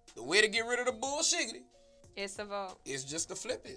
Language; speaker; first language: English; native; English